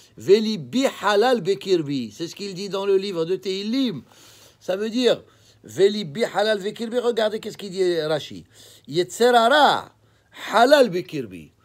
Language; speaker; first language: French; native; French